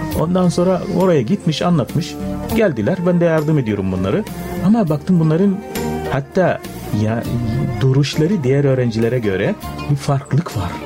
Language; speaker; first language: Turkish; non-native, fluent; Arabic